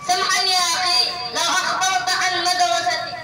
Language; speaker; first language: Arabic; non-native, learner; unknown